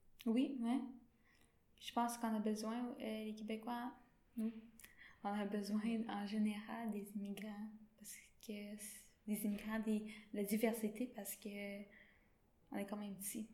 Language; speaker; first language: French; non-native, local second language; English